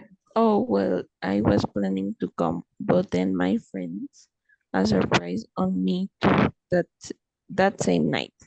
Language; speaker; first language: English; non-native, fluent; Spanish